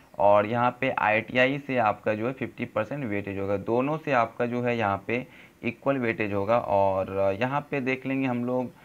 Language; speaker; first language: Hindi; native; Hindi